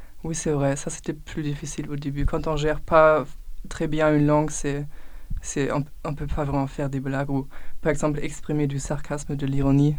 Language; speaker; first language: French; non-native, fluent; German